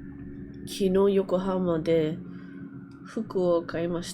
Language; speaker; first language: Japanese; non-native, learner; English